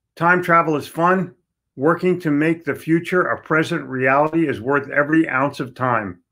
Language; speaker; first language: English; native; English